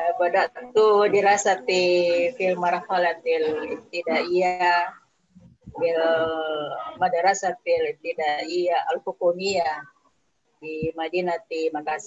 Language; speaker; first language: Arabic; non-native, learner; Indonesian